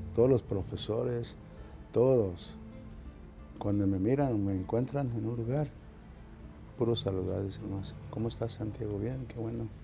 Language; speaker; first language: Spanish; early bilingual, heritage; Spanish